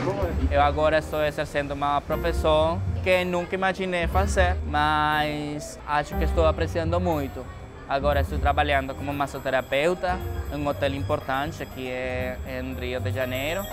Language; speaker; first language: Portuguese; non-native, fluent; Spanish